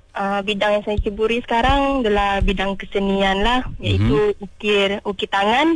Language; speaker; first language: Malay; non-native, local second language; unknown